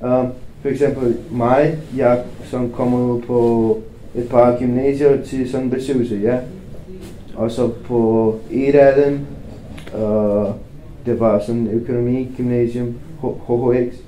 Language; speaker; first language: Danish; non-native, fluent; Romanian